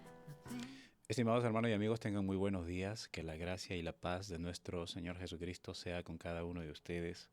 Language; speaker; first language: Spanish; native; Spanish